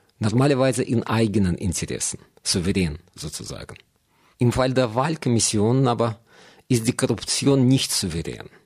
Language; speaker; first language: German; non-native, fluent; Russian